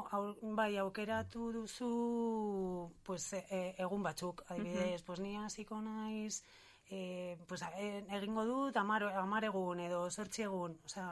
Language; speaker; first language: Basque; non-native, learner; Spanish